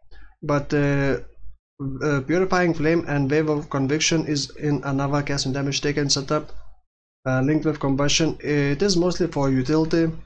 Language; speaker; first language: English; non-native, fluent; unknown